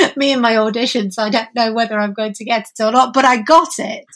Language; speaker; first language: English; native; English